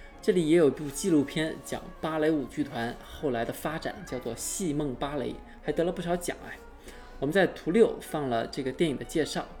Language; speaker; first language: Chinese; native; Chinese